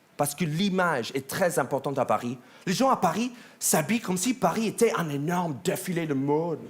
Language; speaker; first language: French; non-native, fluent; English